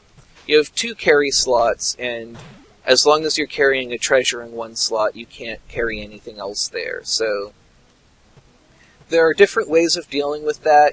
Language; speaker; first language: English; native; English